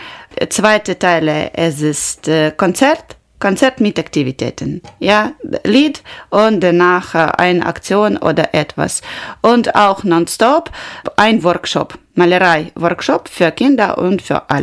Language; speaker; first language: German; non-native, learner; Ukrainian